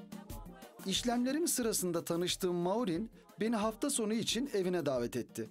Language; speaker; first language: Turkish; native; Turkish